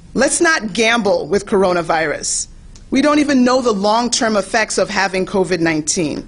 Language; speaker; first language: English; native; English